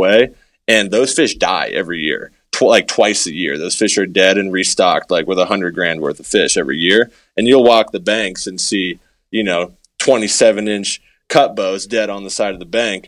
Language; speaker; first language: English; native; English